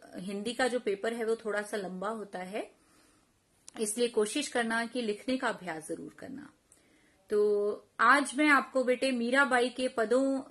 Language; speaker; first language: Hindi; non-native, local second language; Punjabi